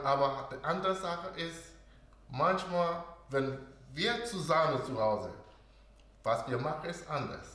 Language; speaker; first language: German; non-native, learner; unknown